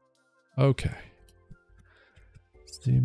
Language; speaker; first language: German; non-native, learner; English